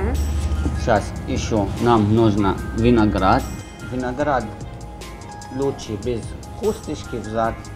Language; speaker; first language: Russian; non-native, learner; Arabic